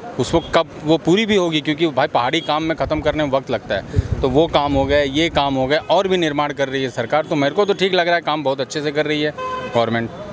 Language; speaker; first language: Hindi; native; Hindi